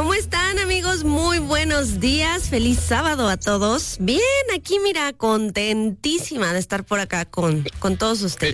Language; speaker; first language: Spanish; native; Spanish